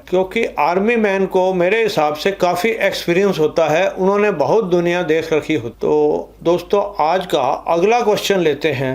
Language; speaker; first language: Hindi; non-native, local second language; Punjabi